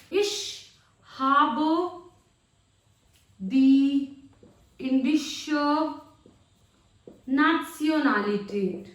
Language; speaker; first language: German; non-native, fluent; Hindi